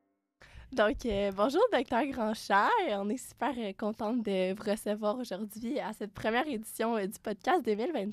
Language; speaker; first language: French; native; French